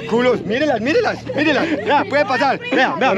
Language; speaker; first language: Spanish; native; Spanish